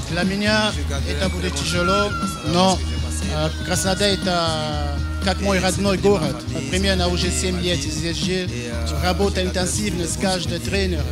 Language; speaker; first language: Russian; non-native, fluent; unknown